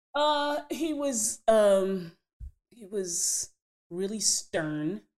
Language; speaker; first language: English; native; English